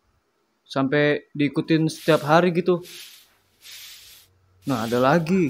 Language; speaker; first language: Indonesian; native; Indonesian